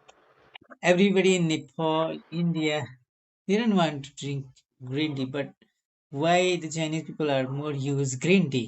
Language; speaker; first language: English; non-native, learner; Nepali